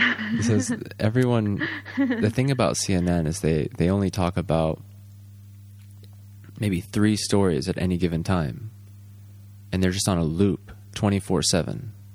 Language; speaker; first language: English; native; English